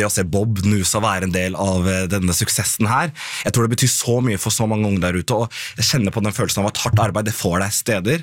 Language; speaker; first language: Norwegian; native; Norwegian